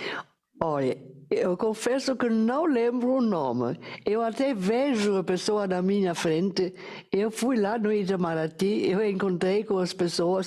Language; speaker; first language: Portuguese; non-native, fluent; German